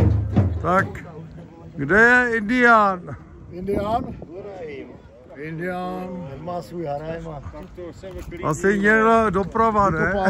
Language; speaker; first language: Czech; non-native, learner; German